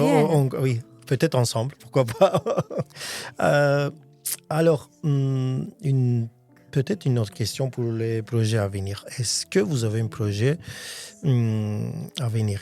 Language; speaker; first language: French; non-native, fluent; Armenian